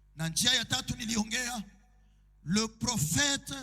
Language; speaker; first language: French; non-native, local second language; Swahili